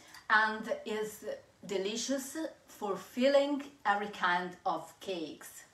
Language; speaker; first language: English; non-native, fluent; Italian